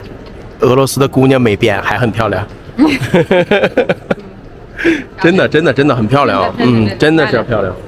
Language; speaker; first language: Chinese; native; Chinese